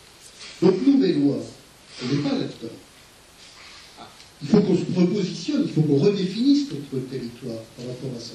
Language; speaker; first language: French; native; French